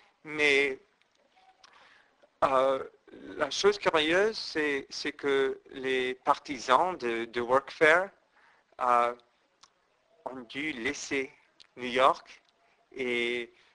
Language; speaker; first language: French; non-native, fluent; English